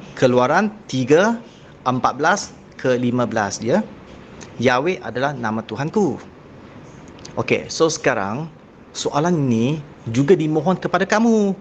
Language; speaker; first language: Malay; non-native, local second language; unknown